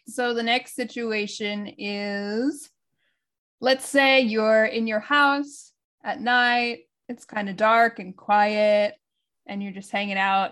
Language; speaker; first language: English; native; English